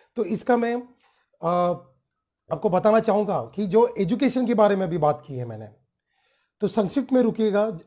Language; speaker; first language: Hindi; non-native, local second language; Marathi